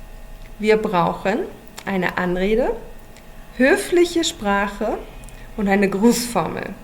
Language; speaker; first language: German; non-native, fluent; English